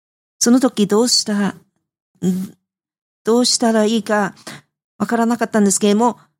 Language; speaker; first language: Japanese; non-native, fluent; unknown